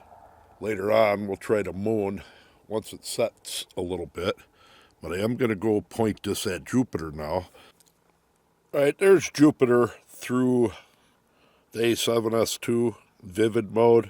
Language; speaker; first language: English; native; English